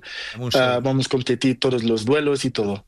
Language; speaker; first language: Spanish; non-native, learner; Portuguese